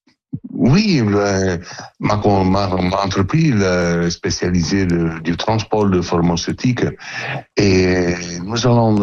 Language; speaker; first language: French; non-native, learner; Italian